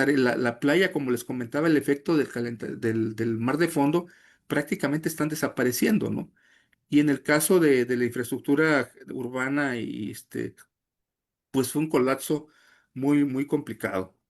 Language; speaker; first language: Spanish; native; Spanish